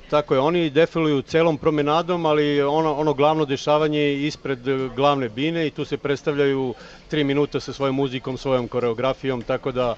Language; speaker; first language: Serbian; native; Serbian